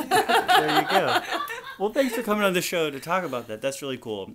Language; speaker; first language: English; native; English